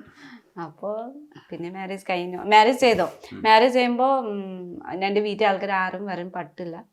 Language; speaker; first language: Malayalam; non-native, learner; Nepali